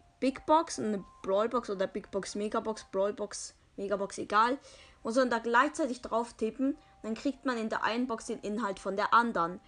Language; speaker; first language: German; native; German